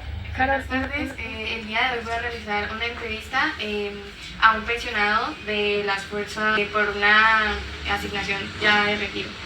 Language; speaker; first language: Spanish; native; Spanish